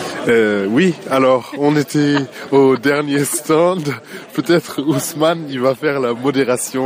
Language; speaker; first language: French; non-native, fluent; German